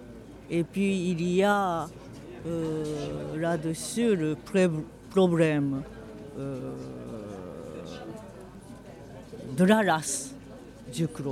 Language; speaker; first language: French; non-native, fluent; Japanese